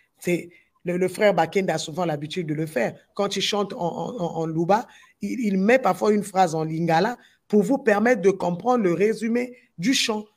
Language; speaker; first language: French; non-native, local second language; Lingala